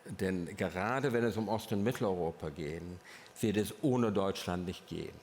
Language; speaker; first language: German; non-native, fluent; English